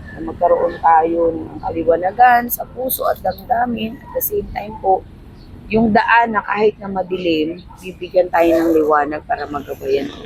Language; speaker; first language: Filipino; native; Filipino